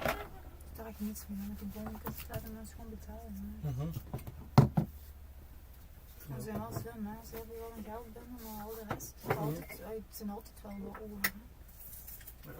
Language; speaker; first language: Dutch; native; Dutch